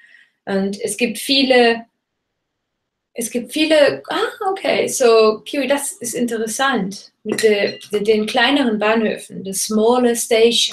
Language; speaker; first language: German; non-native, fluent; English